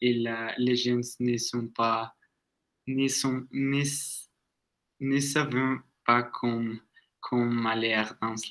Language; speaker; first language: French; non-native, learner; Spanish